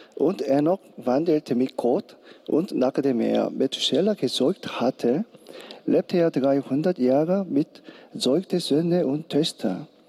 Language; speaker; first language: German; non-native, learner; Korean